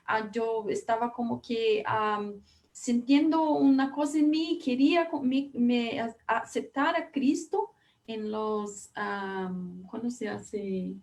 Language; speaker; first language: Spanish; non-native, fluent; Portuguese